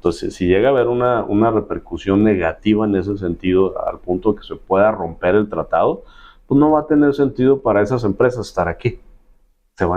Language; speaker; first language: Spanish; native; Spanish